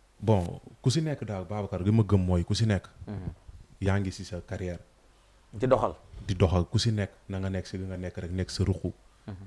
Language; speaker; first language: Wolof; non-native, local second language; Serer